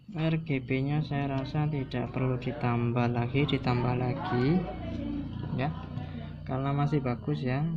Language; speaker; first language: Indonesian; non-native, local second language; Javanese